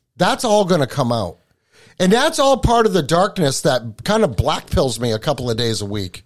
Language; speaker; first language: English; native; English